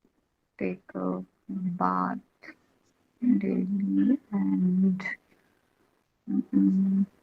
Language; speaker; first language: English; non-native, learner; Hindi